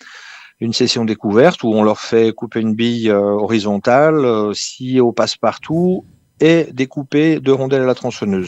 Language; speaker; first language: French; native; French